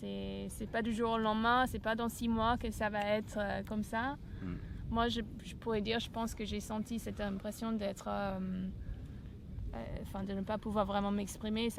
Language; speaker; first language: French; non-native, fluent; English